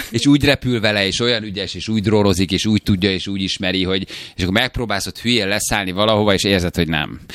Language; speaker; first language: Hungarian; native; Hungarian